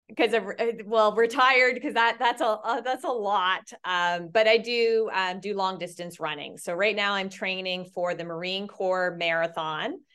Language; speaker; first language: English; native; English